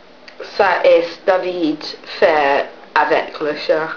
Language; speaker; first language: French; non-native, learner; English